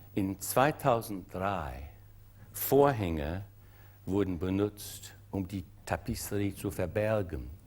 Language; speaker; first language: German; non-native, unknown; English